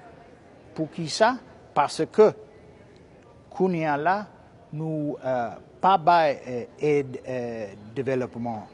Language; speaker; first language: Haitian Creole; non-native, fluent; English